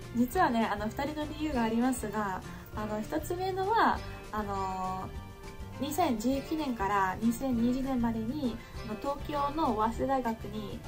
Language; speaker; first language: Japanese; non-native, fluent; English